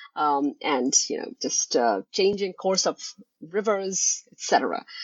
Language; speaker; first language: English; non-native, local second language; Bangla